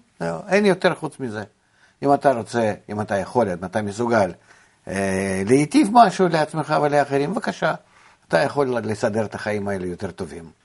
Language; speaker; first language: Hebrew; non-native, fluent; Russian